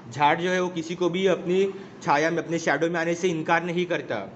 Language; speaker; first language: Hindi; non-native, local second language; Marathi